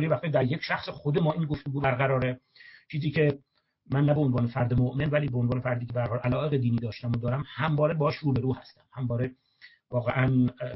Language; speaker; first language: Persian; native; Persian